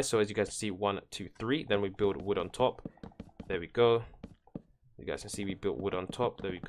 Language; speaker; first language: English; native; English